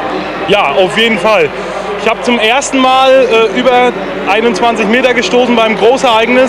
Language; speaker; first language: German; native; German